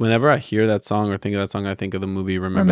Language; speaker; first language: English; native; English